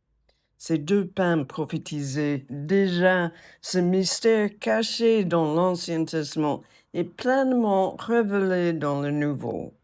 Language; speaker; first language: French; non-native, fluent; English